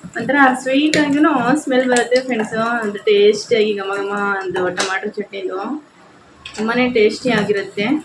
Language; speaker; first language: Kannada; non-native, local second language; Urdu